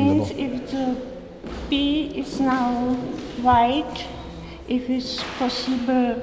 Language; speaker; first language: English; non-native, learner; Czech